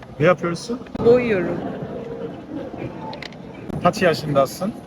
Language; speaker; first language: Turkish; non-native, learner; Korean